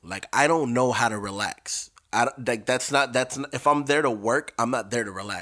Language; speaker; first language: English; native; English